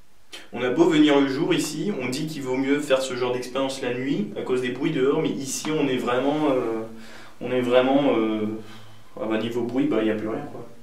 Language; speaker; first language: French; native; French